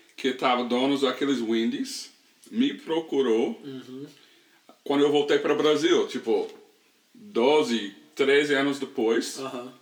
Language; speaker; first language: Portuguese; non-native, learner; English